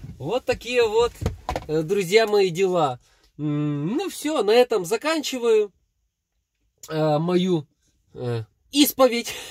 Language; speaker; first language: Russian; native; Russian